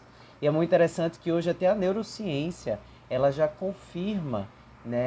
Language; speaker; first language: Portuguese; native; Portuguese